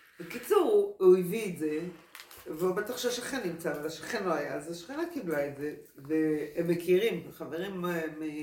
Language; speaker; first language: Hebrew; native; Hebrew